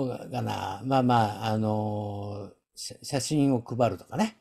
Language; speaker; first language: Japanese; native; Japanese